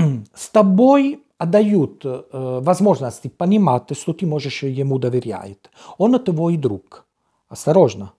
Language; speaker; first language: Russian; non-native, learner; Italian